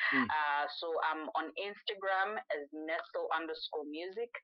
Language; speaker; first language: English; non-native, local second language; Shona